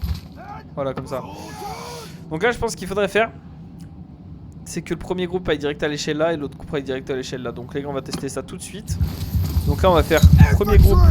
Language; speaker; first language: French; native; French